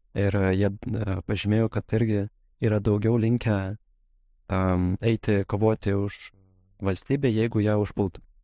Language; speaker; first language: Lithuanian; non-native, fluent; Russian